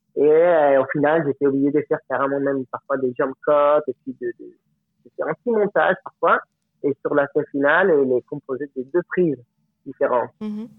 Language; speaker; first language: French; non-native, fluent; Spanish